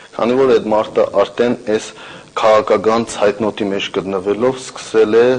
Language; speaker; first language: Armenian; native; Armenian